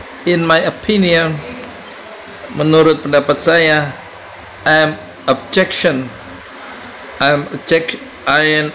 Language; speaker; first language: English; non-native, learner; Indonesian